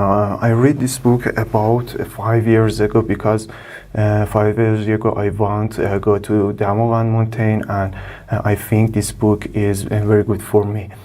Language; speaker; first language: English; non-native, learner; Persian